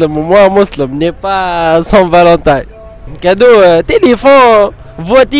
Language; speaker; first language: French; non-native, learner; Arabic